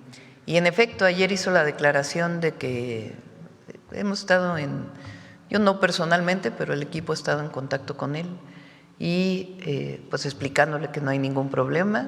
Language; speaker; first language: Spanish; native; Spanish